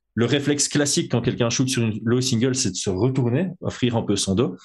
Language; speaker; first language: French; native; French